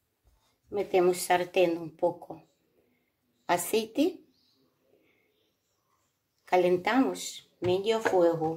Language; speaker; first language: Spanish; non-native, learner; Ukrainian